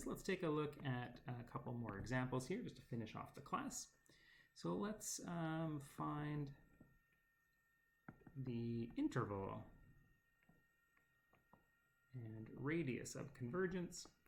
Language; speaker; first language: English; native; English